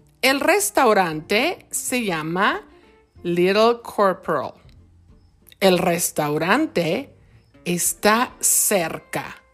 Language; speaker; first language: Spanish; non-native, fluent; English